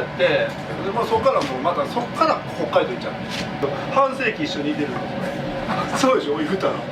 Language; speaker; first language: Japanese; native; Japanese